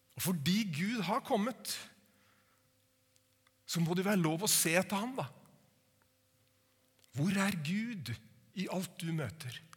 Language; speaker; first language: Norwegian; native; Norwegian